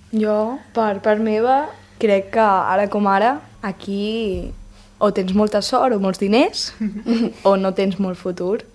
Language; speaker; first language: Catalan; native; Catalan